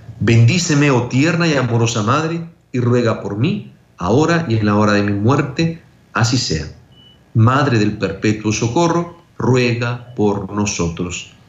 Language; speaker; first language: Spanish; native; Spanish